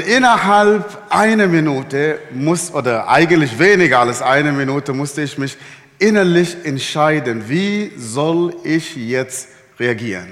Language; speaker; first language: German; non-native, fluent; Arabic